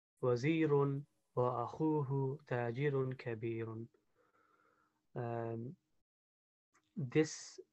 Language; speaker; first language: Arabic; non-native, learner; English